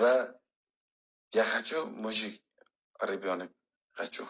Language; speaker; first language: Russian; non-native, learner; Uzbek